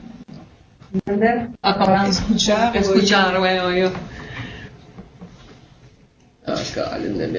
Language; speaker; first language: Spanish; non-native, fluent; French